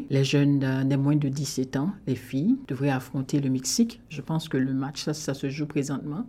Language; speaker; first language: French; non-native, local second language; Haitian Creole